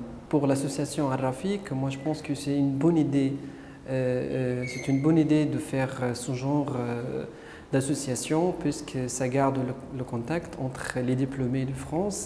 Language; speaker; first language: French; non-native, fluent; Arabic